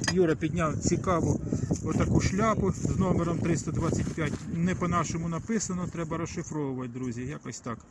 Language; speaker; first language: Ukrainian; native; Ukrainian